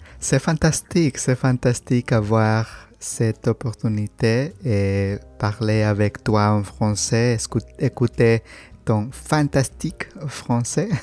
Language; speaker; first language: French; non-native, learner; Spanish